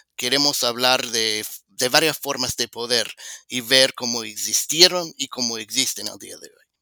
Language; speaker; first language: Spanish; non-native, fluent; English